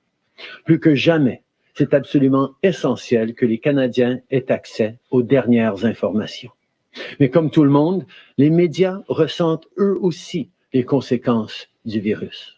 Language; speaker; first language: French; native; French